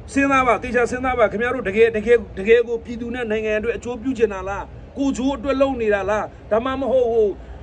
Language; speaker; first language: Burmese; non-native, local second language; Nepali